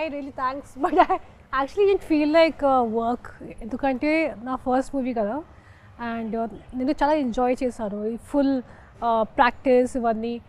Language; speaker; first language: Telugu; non-native, fluent; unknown